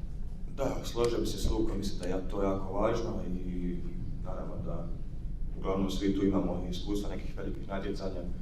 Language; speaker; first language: Croatian; native; Croatian